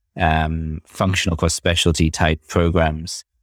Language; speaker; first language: English; native; English